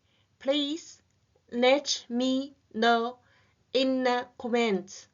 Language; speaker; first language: English; non-native, learner; Chinese